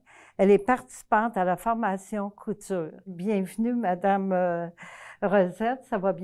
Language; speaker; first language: French; native; French